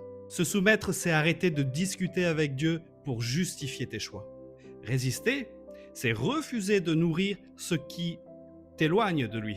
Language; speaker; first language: French; native; French